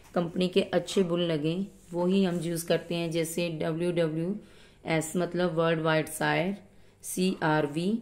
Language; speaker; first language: Hindi; non-native, local second language; Punjabi